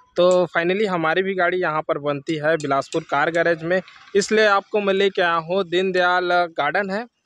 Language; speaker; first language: Hindi; native; Hindi